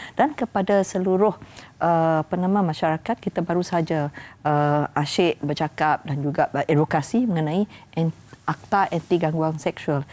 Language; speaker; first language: Malay; native; Malay